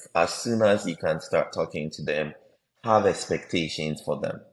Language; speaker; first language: English; non-native, local second language; Akan